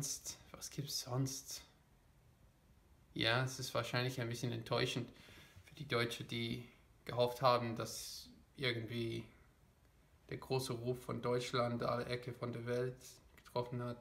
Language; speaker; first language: German; non-native, fluent; English